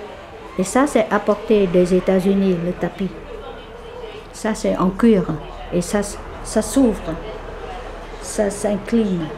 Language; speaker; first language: French; non-native, fluent; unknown